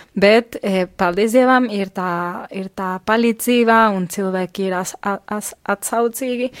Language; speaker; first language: Latvian; non-native, fluent; Spanish